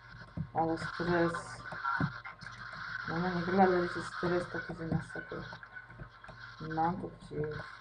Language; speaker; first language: Polish; native; Polish